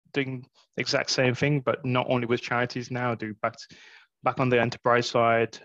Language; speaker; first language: English; non-native, fluent; Morisyen